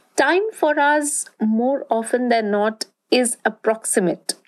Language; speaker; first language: English; non-native, local second language; Bangla